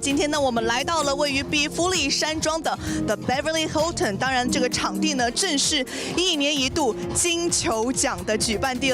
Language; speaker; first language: Chinese; native; Chinese